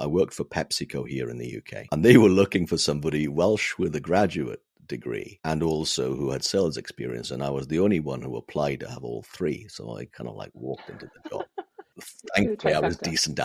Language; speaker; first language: English; non-native, local second language; Welsh